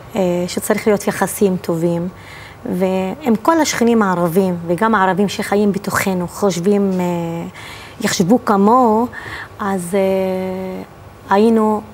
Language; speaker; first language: Hebrew; non-native, local second language; Arabic